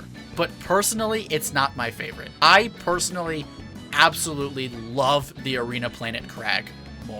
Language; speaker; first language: English; native; English